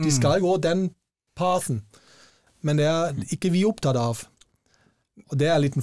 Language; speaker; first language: Norwegian; non-native, fluent; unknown